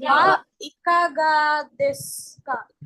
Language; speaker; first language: Japanese; non-native, learner; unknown